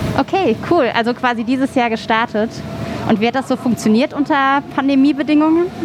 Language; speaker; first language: German; native; German